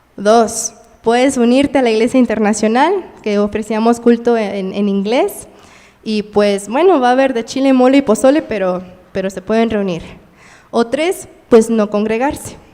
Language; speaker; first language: Spanish; early bilingual, heritage; Spanish